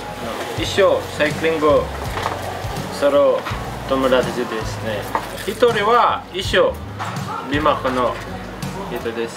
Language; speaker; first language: Japanese; non-native, learner; Filipino